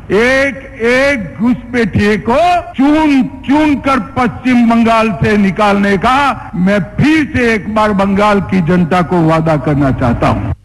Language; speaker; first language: Hindi; non-native, local second language; Gujarati